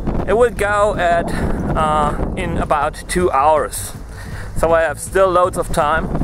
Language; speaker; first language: English; non-native, fluent; German